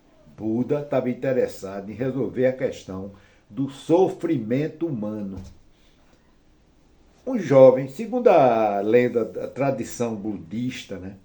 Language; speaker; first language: Portuguese; native; Portuguese